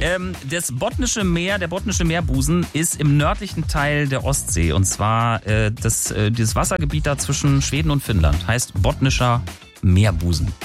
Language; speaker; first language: German; native; German